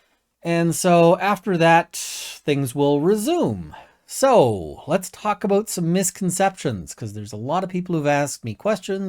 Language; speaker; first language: English; native; English